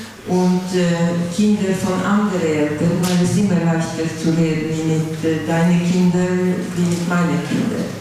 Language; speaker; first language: German; non-native, fluent; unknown